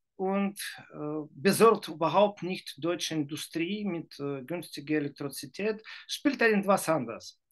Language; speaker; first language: German; non-native, learner; Ukrainian